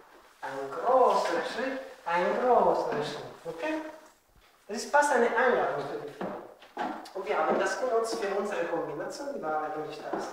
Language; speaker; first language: German; non-native, fluent; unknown